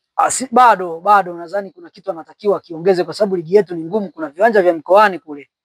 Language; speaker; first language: Swahili; native; Swahili